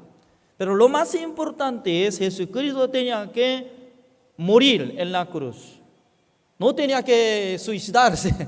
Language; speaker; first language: Spanish; non-native, fluent; Korean